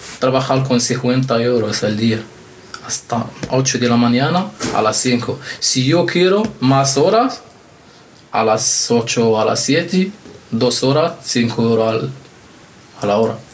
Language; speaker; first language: Spanish; non-native, learner; Arabic